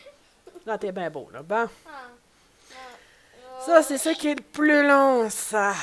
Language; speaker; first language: French; native; French